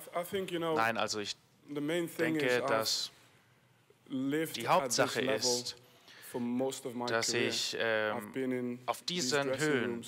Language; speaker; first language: German; non-native, fluent; French